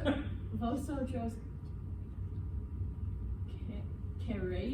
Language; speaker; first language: Spanish; non-native, learner; English